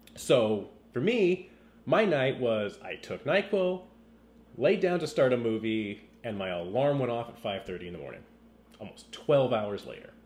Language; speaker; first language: English; native; English